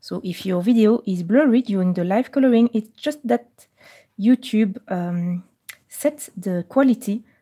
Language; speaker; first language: English; non-native, fluent; French